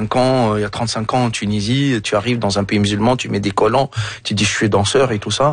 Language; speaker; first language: French; non-native, local second language; Arabic